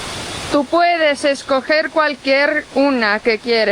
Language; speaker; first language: Spanish; non-native, fluent; Portuguese